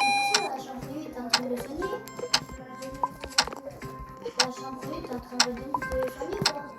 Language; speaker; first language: French; native; French